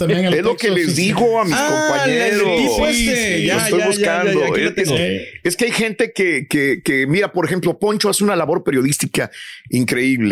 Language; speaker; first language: Spanish; native; Spanish